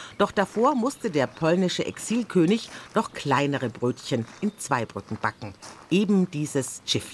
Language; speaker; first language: German; native; German